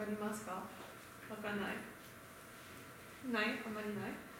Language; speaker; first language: Japanese; non-native, learner; French